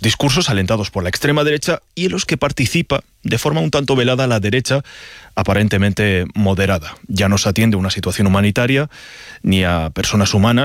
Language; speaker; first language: Spanish; native; Spanish